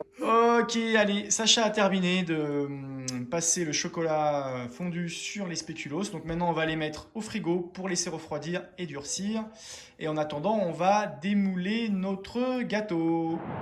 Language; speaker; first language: French; native; French